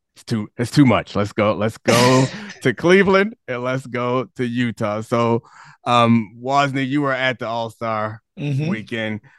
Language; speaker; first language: English; native; English